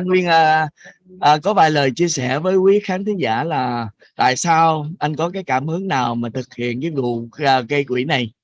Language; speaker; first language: Vietnamese; native; Vietnamese